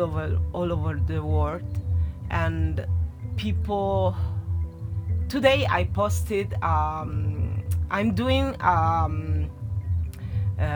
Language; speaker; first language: English; non-native, learner; Italian